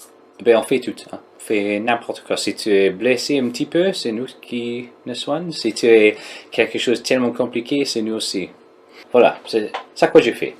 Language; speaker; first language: French; non-native, learner; English